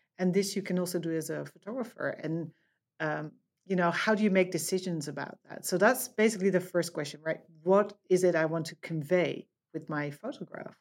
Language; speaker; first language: English; non-native, fluent; Dutch